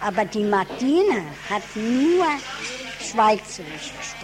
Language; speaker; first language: German; early bilingual, heritage; German